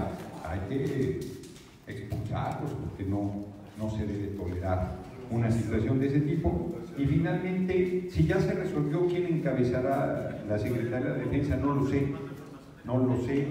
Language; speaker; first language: Spanish; native; Spanish